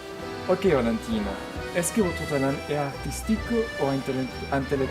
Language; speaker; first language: French; non-native, learner; Spanish